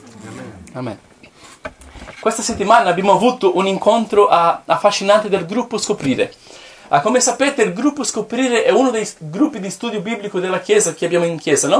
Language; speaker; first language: Italian; non-native, fluent; Portuguese